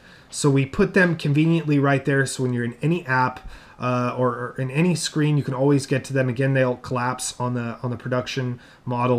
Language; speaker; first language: English; native; English